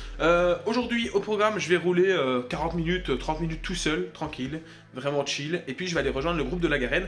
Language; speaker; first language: French; native; French